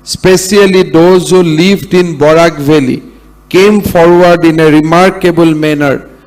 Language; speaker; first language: English; non-native, local second language; Assamese